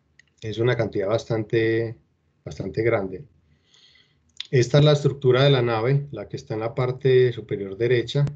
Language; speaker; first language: Spanish; native; Spanish